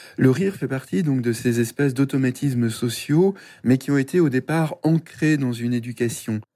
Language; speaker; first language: French; native; French